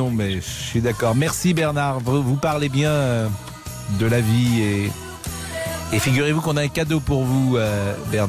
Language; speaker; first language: French; native; French